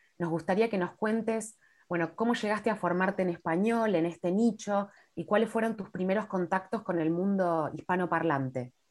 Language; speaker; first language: Spanish; native; Spanish